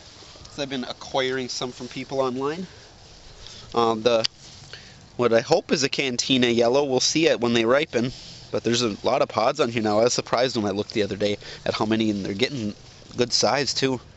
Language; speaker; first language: English; native; English